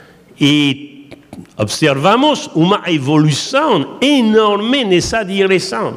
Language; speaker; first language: Portuguese; non-native, learner; French